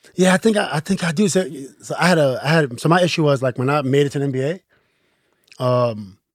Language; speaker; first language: English; early bilingual, other home language; Akan